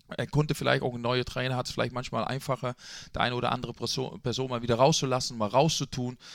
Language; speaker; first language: German; non-native, fluent; Dutch